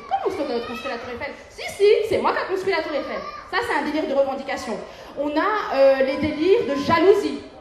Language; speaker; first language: French; early bilingual, other home language; Arabic